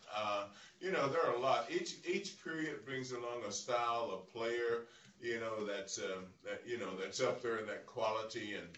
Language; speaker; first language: English; native; English